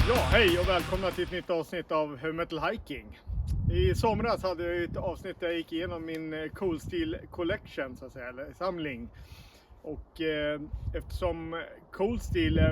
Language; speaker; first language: Swedish; native; Swedish